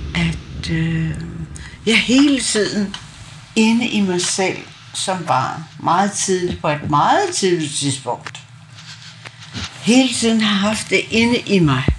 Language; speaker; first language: Danish; non-native, local second language; Kalaallisut